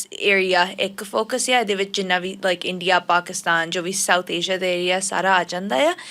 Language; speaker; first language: Punjabi; early bilingual, heritage; Punjabi